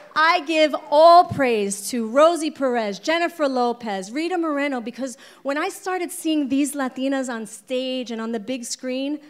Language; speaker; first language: English; native; English